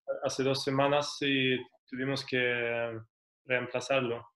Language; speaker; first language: Spanish; non-native, fluent; Swedish